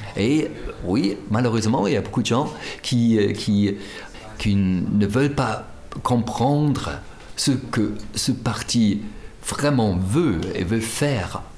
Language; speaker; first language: French; non-native, fluent; German